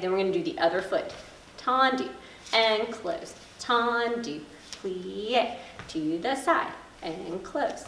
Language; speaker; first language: English; native; English